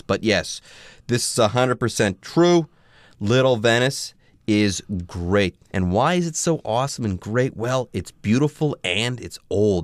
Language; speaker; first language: English; native; English